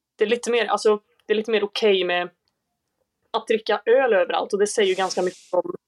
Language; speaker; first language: Swedish; native; Swedish